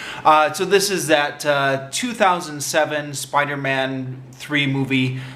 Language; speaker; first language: English; native; English